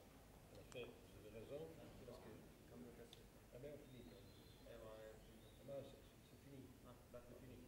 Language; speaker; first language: French; non-native, fluent; Italian